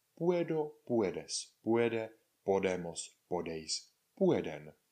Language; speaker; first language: Spanish; non-native, fluent; Czech